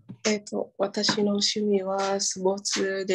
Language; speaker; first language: Japanese; non-native, learner; Vietnamese